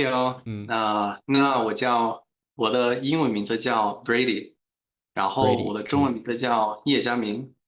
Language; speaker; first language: Chinese; non-native, fluent; Spanish